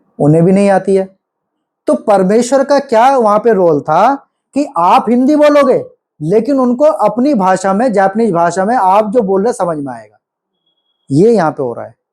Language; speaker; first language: Hindi; native; Hindi